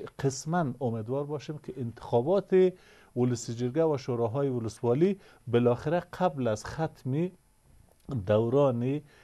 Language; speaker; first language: Persian; native; Persian